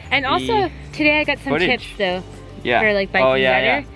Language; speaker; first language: English; native; English